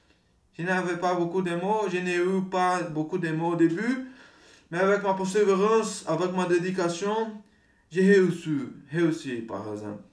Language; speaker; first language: French; non-native, learner; Portuguese